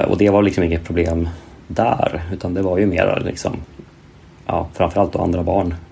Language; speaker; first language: Swedish; native; Swedish